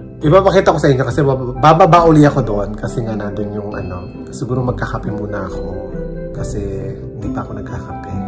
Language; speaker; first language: Filipino; native; Filipino